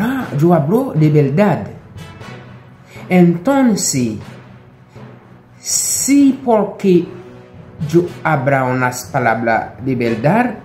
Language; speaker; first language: Spanish; non-native, local second language; Haitian Creole